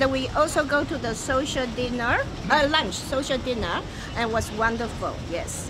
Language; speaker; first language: English; non-native, learner; Chinese